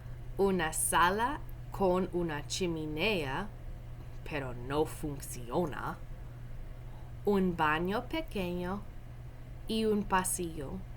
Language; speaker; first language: Spanish; non-native, fluent; English